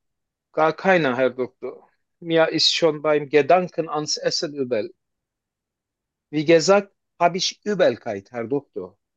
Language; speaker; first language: German; non-native, learner; Turkish